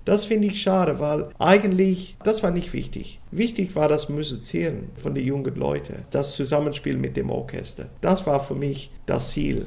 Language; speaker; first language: German; non-native, fluent; English